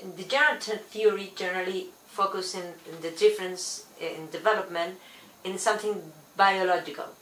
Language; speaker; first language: English; non-native, fluent; Spanish